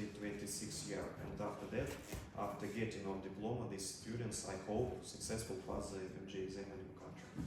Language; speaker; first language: English; non-native, learner; Russian